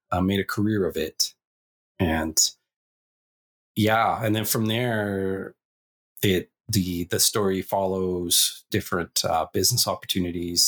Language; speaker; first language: English; native; English